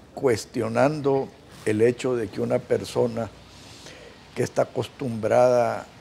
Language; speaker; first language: Spanish; native; Spanish